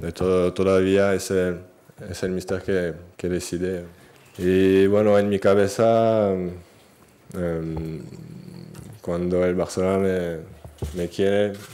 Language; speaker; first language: Spanish; non-native, learner; French